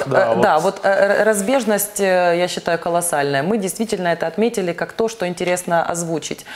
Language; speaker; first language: Russian; native; Russian